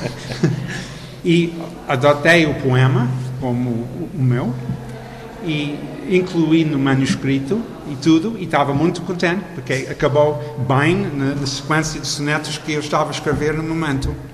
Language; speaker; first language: Portuguese; non-native, fluent; English